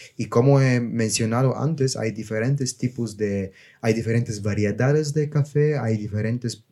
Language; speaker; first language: Spanish; non-native, fluent; Bulgarian